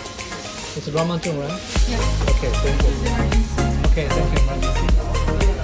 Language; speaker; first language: English; non-native, learner; Chinese